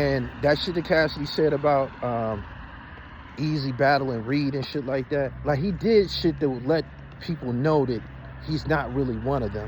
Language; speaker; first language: English; native; English